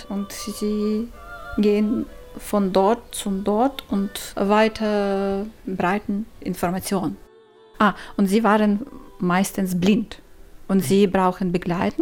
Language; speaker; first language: German; non-native, learner; Ukrainian